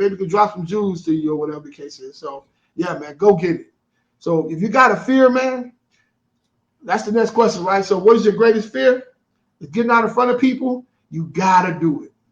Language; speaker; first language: English; native; English